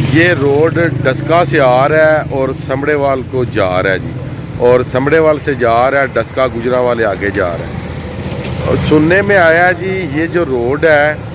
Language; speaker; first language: Urdu; non-native, local second language; Punjabi